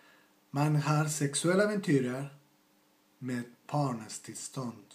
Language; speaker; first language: Swedish; non-native, fluent; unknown